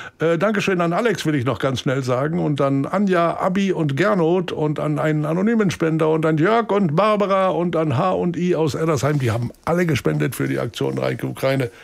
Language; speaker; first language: German; native; German